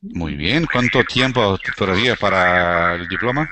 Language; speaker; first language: Spanish; non-native, learner; Portuguese